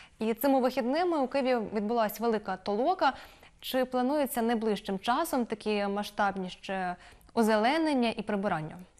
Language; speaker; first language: Ukrainian; native; Ukrainian